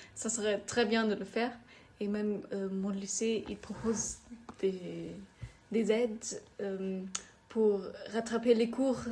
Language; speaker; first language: French; non-native, learner; German